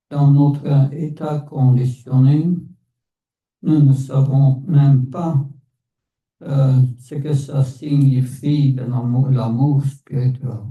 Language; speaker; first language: French; non-native, fluent; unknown